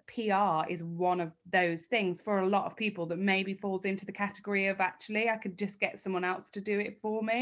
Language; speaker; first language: English; native; English